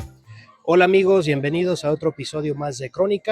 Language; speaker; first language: Spanish; native; Spanish